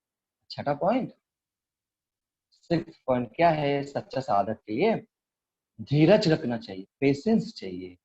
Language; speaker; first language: Hindi; non-native, local second language; Bangla